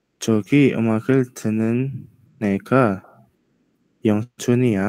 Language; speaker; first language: Korean; non-native, learner; Indonesian